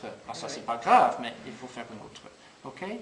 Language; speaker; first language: French; non-native, learner; English